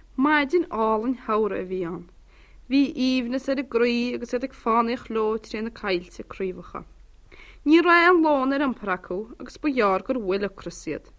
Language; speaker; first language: Irish; native; Irish